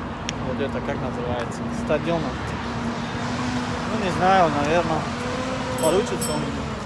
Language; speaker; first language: Russian; non-native, fluent; Tajik